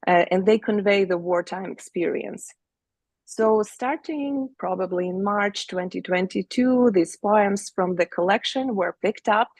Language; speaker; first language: English; non-native, fluent; Ukrainian